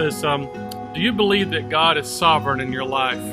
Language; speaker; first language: English; native; English